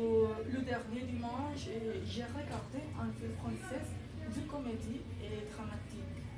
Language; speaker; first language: French; non-native, learner; Spanish